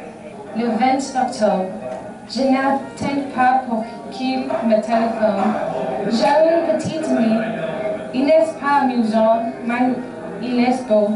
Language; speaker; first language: French; non-native, learner; English